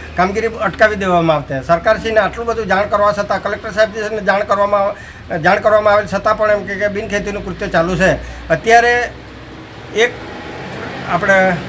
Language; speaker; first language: Gujarati; native; Gujarati